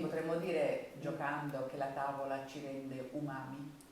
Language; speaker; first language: Italian; native; Italian